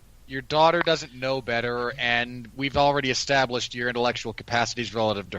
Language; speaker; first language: English; native; English